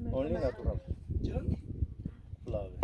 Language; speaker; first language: English; non-native, learner; Armenian